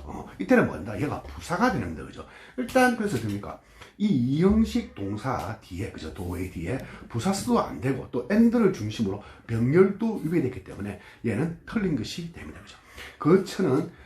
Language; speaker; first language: Korean; native; Korean